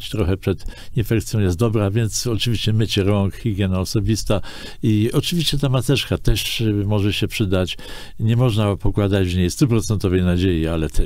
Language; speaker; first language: Polish; native; Polish